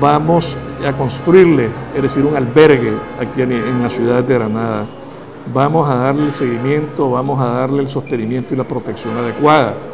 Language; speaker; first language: Spanish; native; Spanish